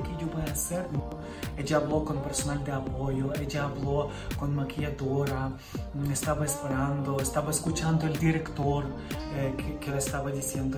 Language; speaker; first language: Spanish; non-native, fluent; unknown